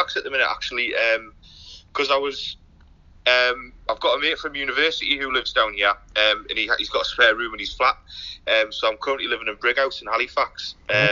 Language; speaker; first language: English; native; English